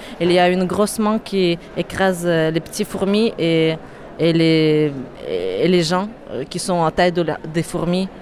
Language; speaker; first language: French; non-native, fluent; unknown